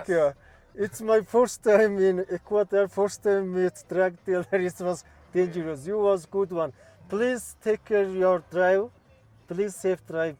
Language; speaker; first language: English; non-native, learner; Mongolian